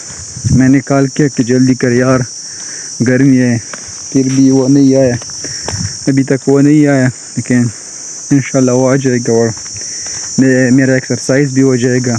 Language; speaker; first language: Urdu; non-native, local second language; Pashto